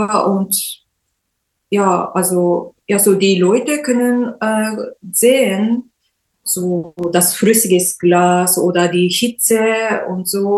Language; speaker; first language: German; non-native, learner; Japanese